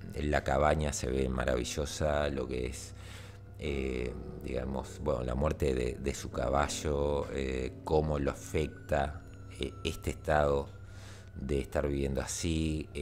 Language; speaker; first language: Spanish; native; Spanish